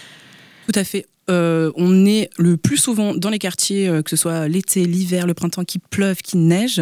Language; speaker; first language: French; native; French